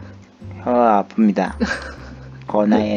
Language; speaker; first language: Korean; native; Korean